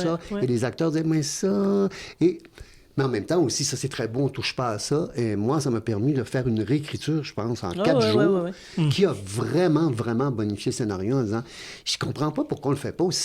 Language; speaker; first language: French; native; French